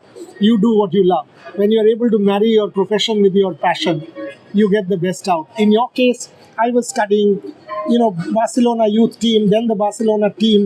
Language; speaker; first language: English; non-native, local second language; Bangla